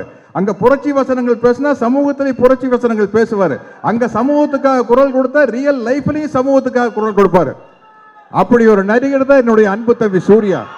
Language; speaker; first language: Tamil; native; Tamil